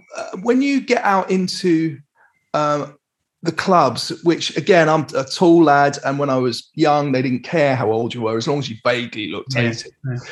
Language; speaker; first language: English; native; English